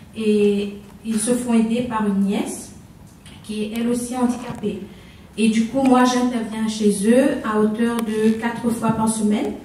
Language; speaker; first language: French; native; French